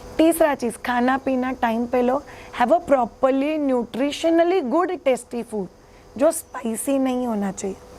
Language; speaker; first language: Hindi; non-native, local second language; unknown